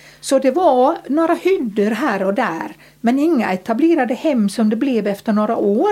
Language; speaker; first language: Swedish; early bilingual, other home language; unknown